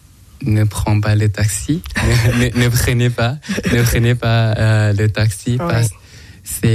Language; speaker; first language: French; non-native, learner; Thai